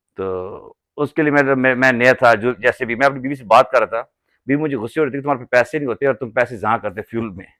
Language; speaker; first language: Urdu; non-native, local second language; Punjabi